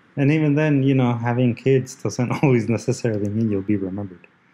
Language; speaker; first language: English; early bilingual, other home language; Spanish